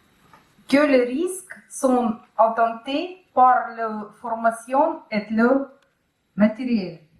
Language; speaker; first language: French; non-native, learner; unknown